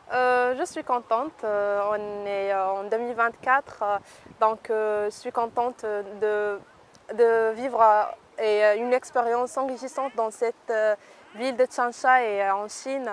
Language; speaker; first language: French; non-native, local second language; Arabic